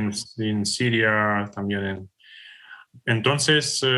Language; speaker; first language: Spanish; non-native, fluent; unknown